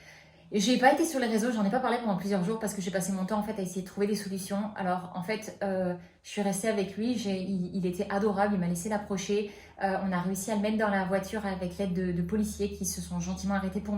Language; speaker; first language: French; native; French